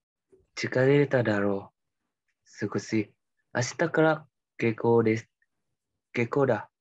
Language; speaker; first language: Japanese; non-native, learner; Vietnamese